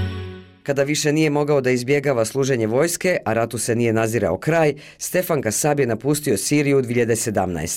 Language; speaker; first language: Serbian; native; Serbian